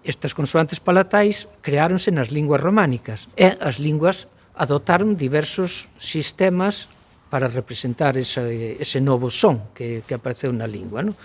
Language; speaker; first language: Galician; native; Galician